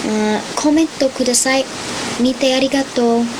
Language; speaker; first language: Japanese; non-native, learner; English